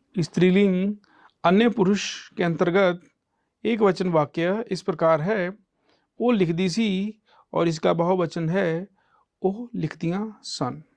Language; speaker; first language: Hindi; non-native, local second language; Punjabi